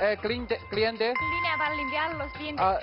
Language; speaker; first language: Spanish; non-native, learner; Chinese